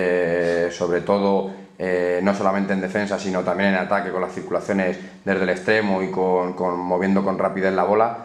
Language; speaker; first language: Spanish; native; Spanish